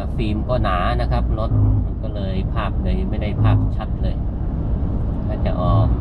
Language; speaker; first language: Thai; native; Thai